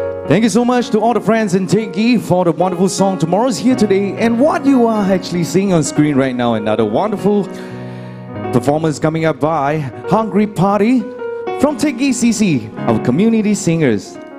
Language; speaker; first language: English; non-native, local second language; Chinese